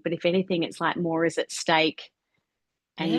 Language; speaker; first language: English; native; English